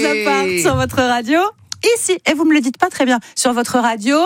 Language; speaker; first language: French; native; French